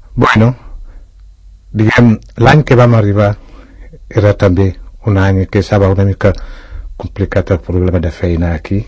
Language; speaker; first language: Catalan; non-native, fluent; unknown